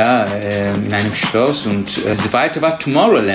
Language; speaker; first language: German; non-native, learner; Turkish